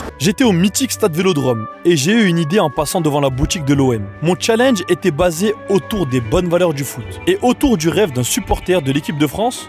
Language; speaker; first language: French; native; French